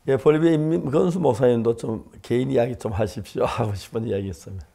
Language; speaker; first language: Korean; native; Korean